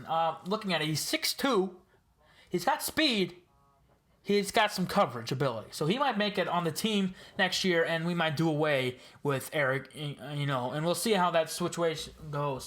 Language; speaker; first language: English; native; English